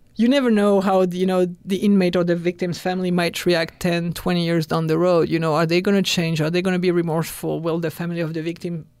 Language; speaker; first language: English; non-native, fluent; French